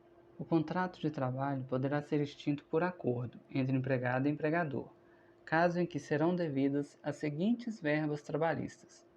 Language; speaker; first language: Portuguese; native; Portuguese